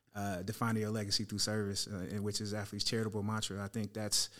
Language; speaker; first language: English; native; English